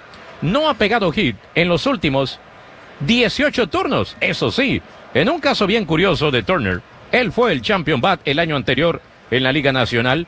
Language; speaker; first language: Spanish; native; Spanish